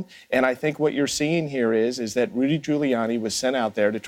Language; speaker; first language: English; native; English